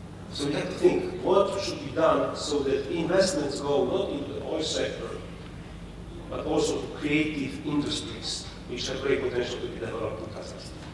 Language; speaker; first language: English; non-native, fluent; Polish